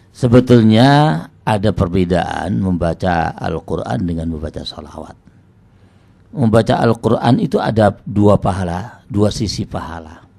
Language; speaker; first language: Indonesian; non-native, local second language; Javanese